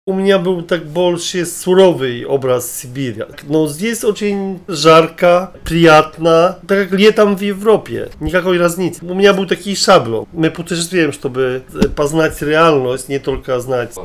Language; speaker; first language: Russian; non-native, learner; Polish